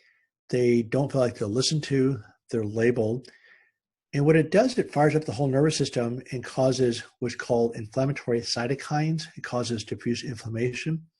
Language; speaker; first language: English; native; English